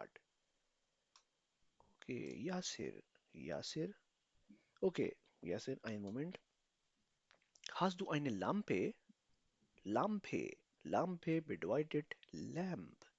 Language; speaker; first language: German; non-native, fluent; Urdu